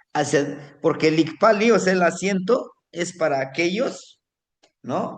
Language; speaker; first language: Spanish; native; Spanish